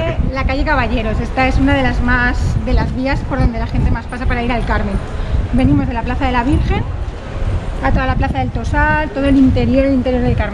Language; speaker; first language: Spanish; native; Spanish